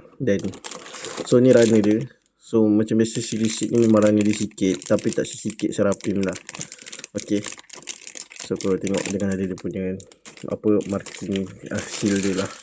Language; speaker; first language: Malay; native; Malay